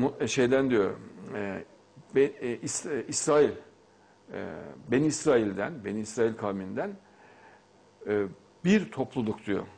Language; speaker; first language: Turkish; native; Turkish